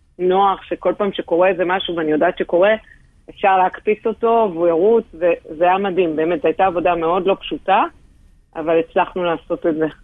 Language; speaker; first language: Hebrew; native; Hebrew